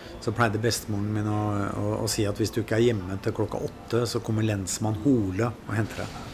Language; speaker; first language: Norwegian; native; Norwegian